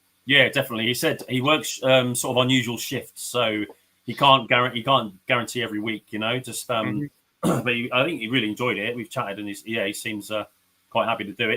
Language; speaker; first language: English; native; English